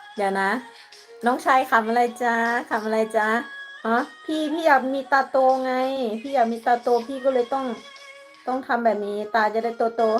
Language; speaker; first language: Thai; native; Thai